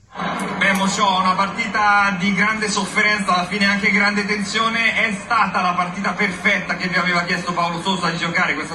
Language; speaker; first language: Italian; native; Italian